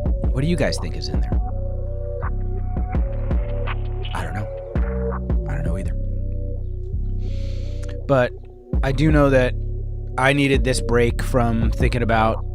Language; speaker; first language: English; native; English